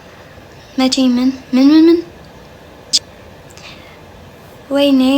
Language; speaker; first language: Amharic; non-native, learner; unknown